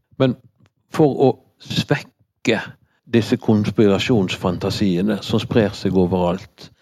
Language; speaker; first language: Norwegian; native; Norwegian